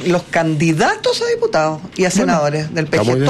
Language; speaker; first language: Spanish; native; Spanish